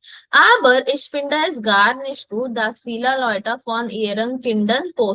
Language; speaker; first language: German; non-native, fluent; Hindi